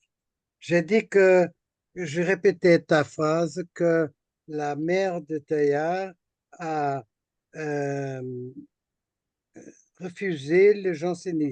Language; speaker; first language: French; non-native, fluent; Portuguese